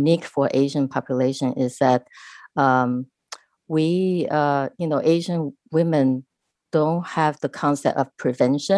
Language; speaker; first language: English; non-native, fluent; Chinese